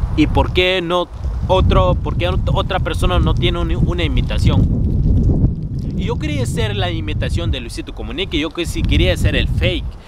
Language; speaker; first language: Spanish; non-native, fluent; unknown